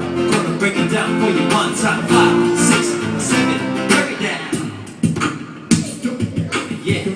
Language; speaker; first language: English; native; English